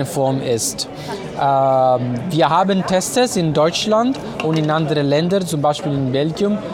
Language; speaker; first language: German; non-native, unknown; Italian